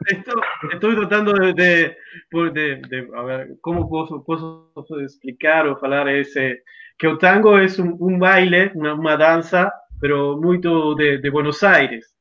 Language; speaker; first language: Portuguese; non-native, learner; Spanish